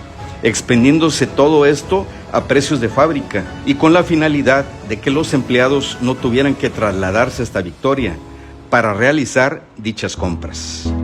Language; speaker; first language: Spanish; native; Spanish